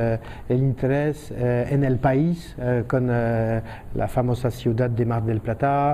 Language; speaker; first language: Spanish; non-native, fluent; French